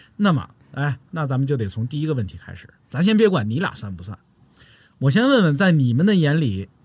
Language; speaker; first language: Chinese; native; Chinese